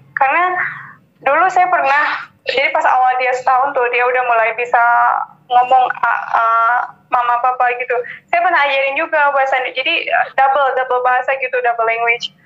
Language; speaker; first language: Indonesian; native; Indonesian